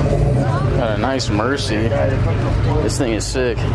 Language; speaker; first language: English; native; English